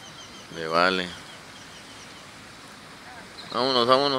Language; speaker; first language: Spanish; native; Spanish